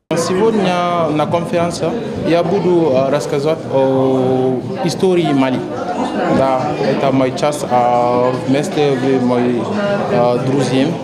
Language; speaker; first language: Russian; non-native, learner; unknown